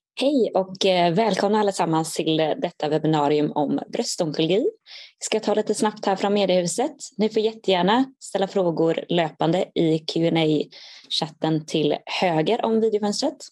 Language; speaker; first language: Swedish; native; Swedish